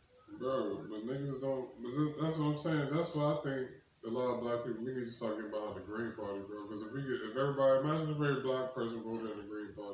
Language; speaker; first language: English; native; English